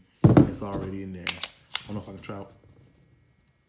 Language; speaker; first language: English; native; English